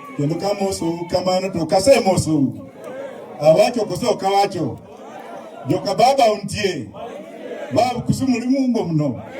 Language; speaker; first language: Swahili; non-native, local second language; Luyia